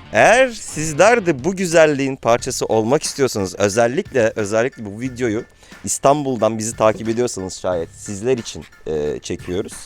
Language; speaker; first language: Turkish; native; Turkish